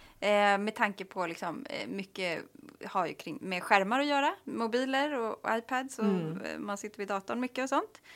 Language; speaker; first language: Swedish; native; Swedish